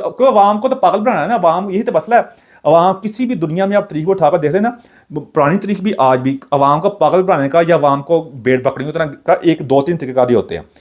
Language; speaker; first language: Urdu; non-native, local second language; Punjabi